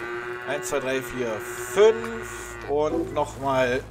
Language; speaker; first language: German; native; German